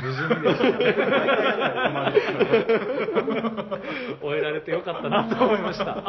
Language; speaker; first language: Japanese; native; Japanese